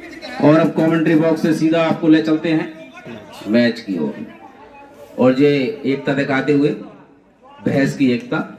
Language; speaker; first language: Hindi; native; Hindi